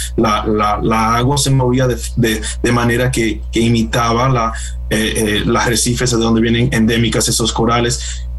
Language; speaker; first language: Spanish; early bilingual, heritage; Spanish